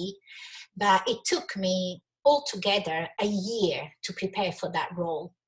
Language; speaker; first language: English; non-native, fluent; Italian